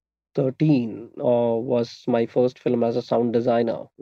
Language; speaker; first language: English; non-native, local second language; Malayalam